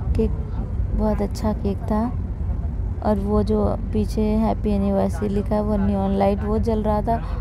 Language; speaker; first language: Hindi; native; Hindi